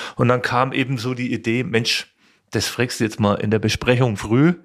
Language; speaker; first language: German; native; German